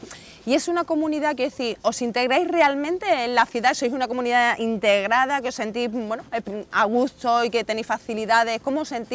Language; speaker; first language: Spanish; native; Spanish